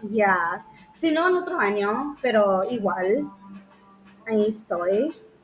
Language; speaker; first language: Spanish; early bilingual, heritage; Spanish